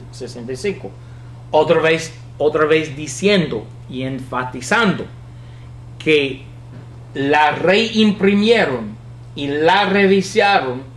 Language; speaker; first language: Spanish; non-native, fluent; English